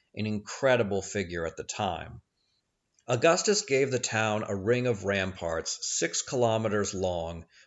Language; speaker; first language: English; native; English